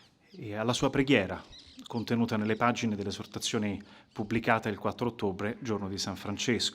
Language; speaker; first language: Italian; native; Italian